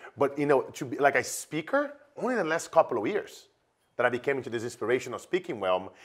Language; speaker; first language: English; non-native, fluent; Portuguese